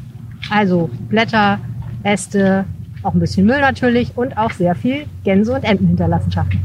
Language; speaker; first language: German; native; German